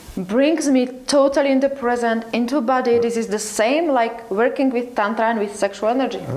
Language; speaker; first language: English; non-native, learner; Slovak